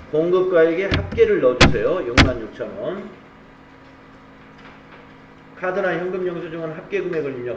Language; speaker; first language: Korean; native; Korean